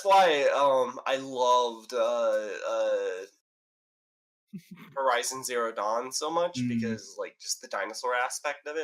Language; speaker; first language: English; native; English